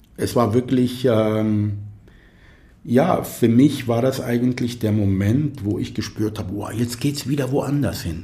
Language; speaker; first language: German; non-native, fluent; Arabic